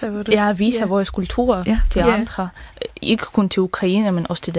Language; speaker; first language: Danish; non-native, learner; Ukrainian